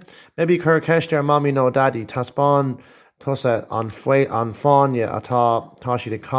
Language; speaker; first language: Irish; non-native, local second language; English